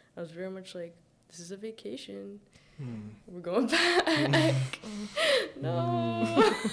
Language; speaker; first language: English; early bilingual, other home language; Arabic